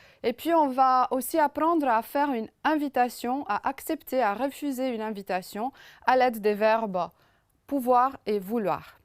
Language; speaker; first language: French; non-native, fluent; Romanian